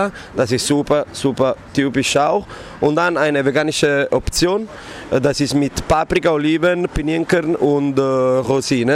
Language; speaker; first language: German; non-native, fluent; Italian